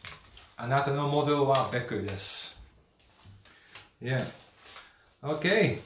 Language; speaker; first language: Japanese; non-native, learner; English